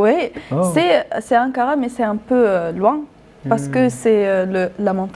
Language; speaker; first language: French; non-native, local second language; Arabic